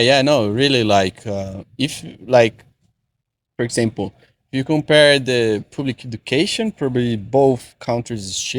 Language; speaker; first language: English; non-native, fluent; Portuguese